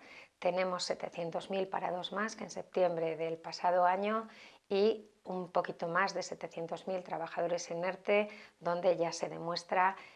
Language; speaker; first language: Spanish; native; Spanish